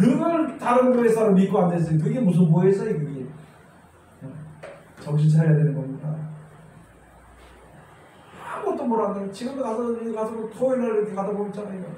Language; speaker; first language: Korean; native; Korean